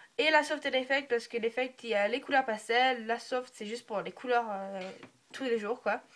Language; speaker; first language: French; early bilingual, other home language; English